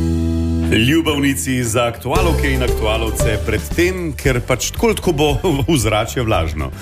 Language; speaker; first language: Slovenian; native; Slovenian